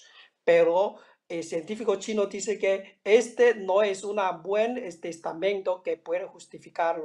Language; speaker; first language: Spanish; non-native, fluent; Chinese